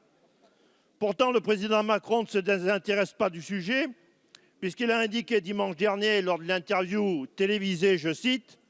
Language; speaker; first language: French; native; French